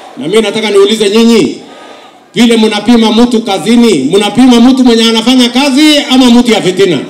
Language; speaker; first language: Swahili; non-native, local second language; Kalenjin